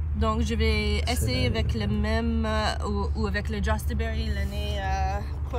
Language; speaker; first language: French; non-native, learner; English